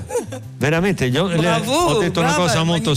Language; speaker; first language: Italian; native; Italian